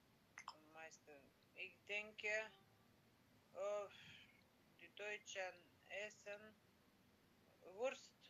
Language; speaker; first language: German; non-native, learner; Macedonian